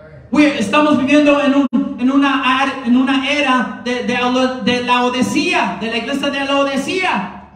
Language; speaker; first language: Spanish; early bilingual, heritage; Spanish